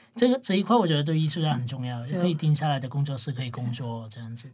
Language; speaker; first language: Chinese; non-native, local second language; Cantonese